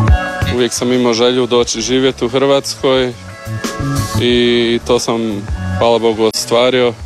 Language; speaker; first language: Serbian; early bilingual, heritage; Croatian